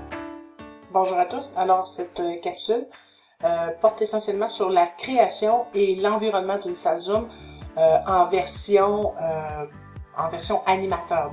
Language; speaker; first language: French; native; French